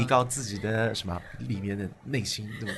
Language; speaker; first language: Chinese; non-native, fluent; Japanese